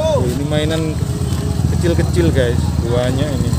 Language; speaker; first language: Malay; non-native, local second language; Javanese